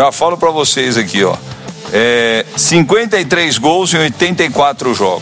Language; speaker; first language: Portuguese; native; Portuguese